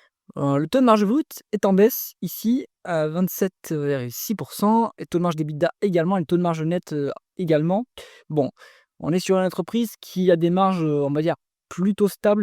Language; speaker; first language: French; native; French